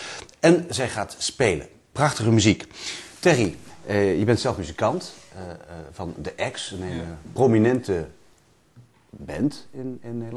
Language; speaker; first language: Dutch; native; Dutch